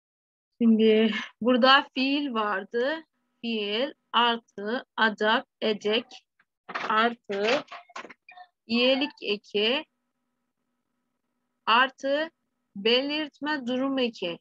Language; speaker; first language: Turkish; non-native, fluent; Arabic